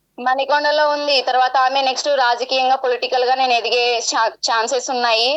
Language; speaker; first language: Telugu; non-native, local second language; Lambadi